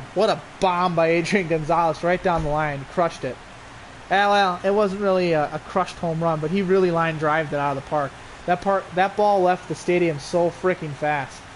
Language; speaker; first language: English; native; English